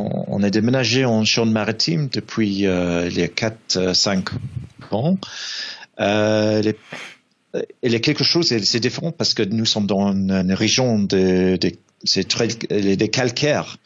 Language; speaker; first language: French; non-native, fluent; English